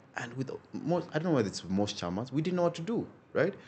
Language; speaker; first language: English; non-native, local second language; Luo (Kenya and Tanzania)